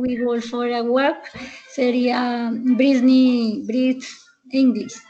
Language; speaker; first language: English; non-native, learner; Spanish